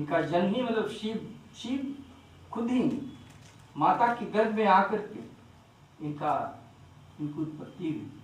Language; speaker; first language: Hindi; non-native, local second language; Bangla